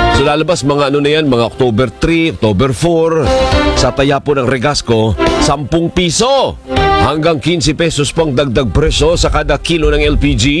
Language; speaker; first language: Filipino; non-native, local second language; Hiligaynon